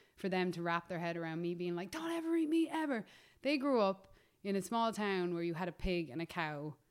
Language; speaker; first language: English; native; English